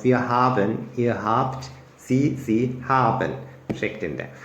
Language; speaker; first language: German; non-native, fluent; Turkish